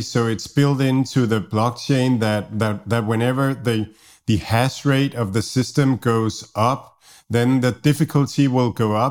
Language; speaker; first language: English; non-native, fluent; Danish